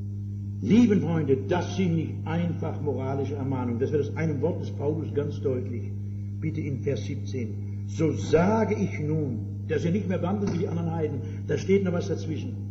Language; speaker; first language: German; native; German